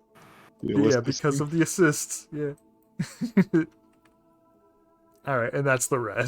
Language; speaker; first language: English; native; English